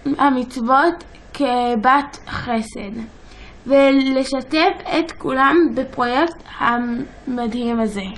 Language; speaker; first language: Hebrew; early bilingual, other home language; English